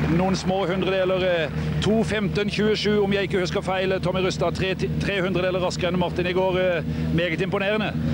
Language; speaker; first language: Norwegian; native; Norwegian